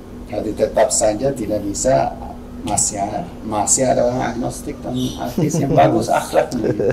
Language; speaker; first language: Indonesian; non-native, fluent; Swedish